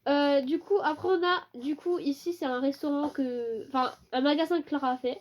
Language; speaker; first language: French; native; French